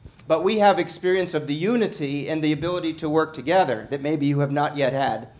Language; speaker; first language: English; native; English